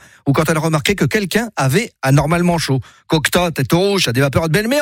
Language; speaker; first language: French; native; French